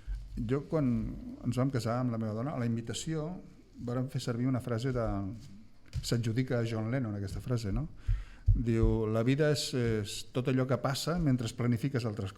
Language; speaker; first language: Catalan; native; Catalan